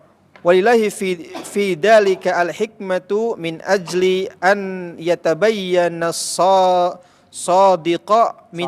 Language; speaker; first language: Arabic; non-native, learner; Indonesian